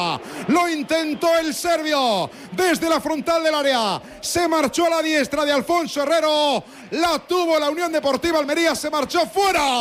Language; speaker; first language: Spanish; native; Spanish